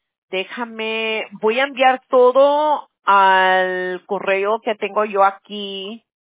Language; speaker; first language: Spanish; early bilingual, heritage; Spanish